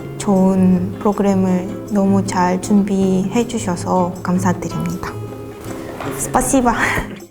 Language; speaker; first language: Korean; non-native, fluent; Russian